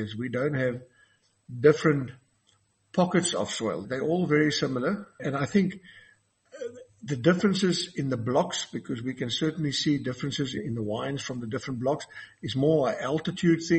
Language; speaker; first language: English; non-native, local second language; Afrikaans